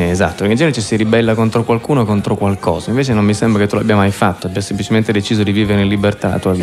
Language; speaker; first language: Italian; native; Italian